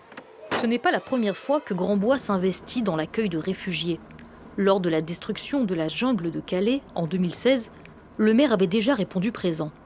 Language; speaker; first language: French; native; French